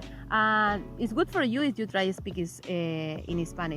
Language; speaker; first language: English; non-native, learner; Spanish